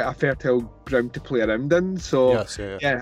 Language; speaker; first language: English; native; English